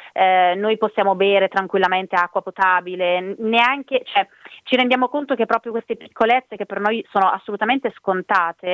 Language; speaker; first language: Italian; native; Italian